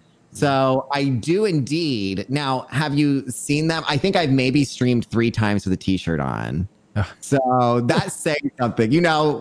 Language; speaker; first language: English; non-native, fluent; French